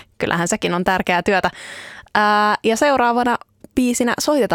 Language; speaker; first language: Finnish; native; Finnish